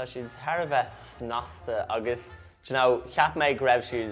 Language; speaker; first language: Irish; non-native, local second language; English